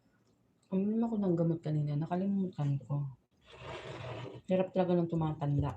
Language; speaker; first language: Filipino; non-native, local second language; Bikol